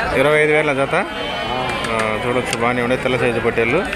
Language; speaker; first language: Telugu; native; Telugu